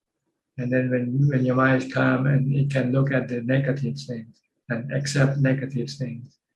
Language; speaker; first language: English; non-native, fluent; Thai